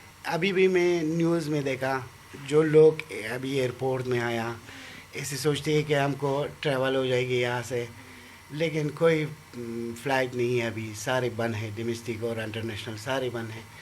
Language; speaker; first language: Hindi; non-native, learner; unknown